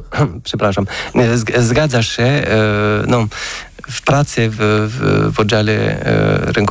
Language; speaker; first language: Polish; non-native, fluent; French